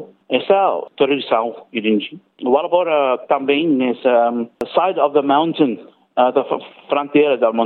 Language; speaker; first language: Portuguese; non-native, learner; English